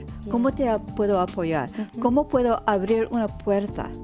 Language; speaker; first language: Spanish; early bilingual, heritage; Spanish